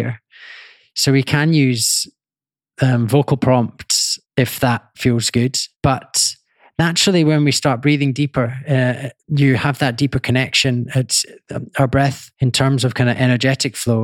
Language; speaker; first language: English; native; English